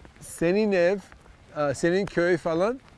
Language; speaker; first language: Turkish; non-native, learner; English